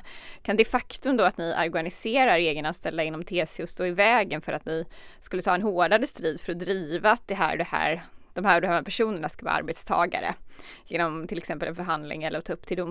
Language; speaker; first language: Swedish; native; Swedish